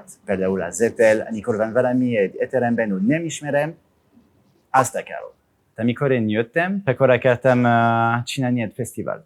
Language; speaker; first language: Hungarian; non-native, learner; French